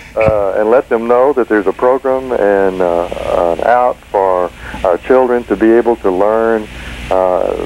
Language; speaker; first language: English; native; English